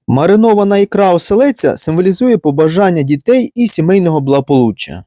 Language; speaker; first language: Ukrainian; native; Ukrainian